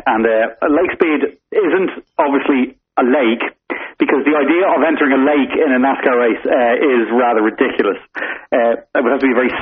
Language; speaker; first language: English; native; English